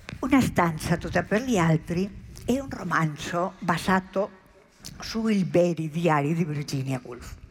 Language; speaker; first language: Italian; non-native, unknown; Spanish